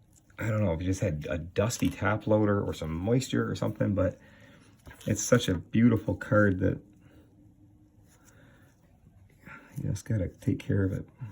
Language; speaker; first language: English; native; English